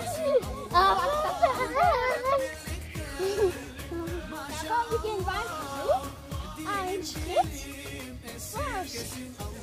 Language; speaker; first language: German; early bilingual, other home language; Turkish